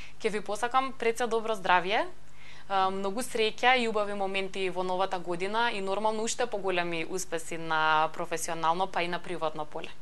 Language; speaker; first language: Macedonian; native; Macedonian